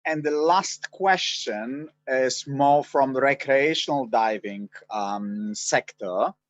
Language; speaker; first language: English; non-native, fluent; Polish